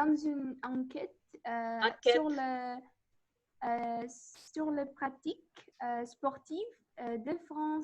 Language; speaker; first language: French; non-native, learner; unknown